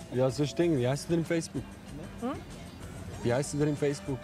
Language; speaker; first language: German; early bilingual, other home language; Albanian